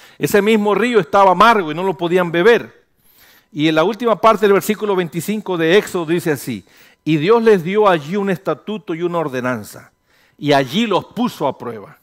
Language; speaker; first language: Spanish; early bilingual, heritage; Spanish